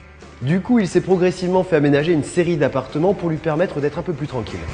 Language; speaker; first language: French; native; French